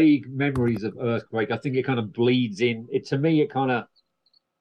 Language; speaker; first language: English; native; English